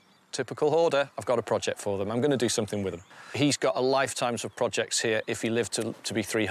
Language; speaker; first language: English; native; English